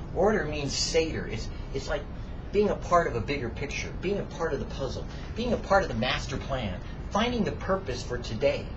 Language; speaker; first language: English; native; English